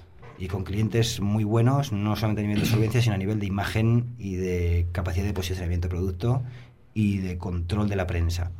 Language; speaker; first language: Spanish; native; Spanish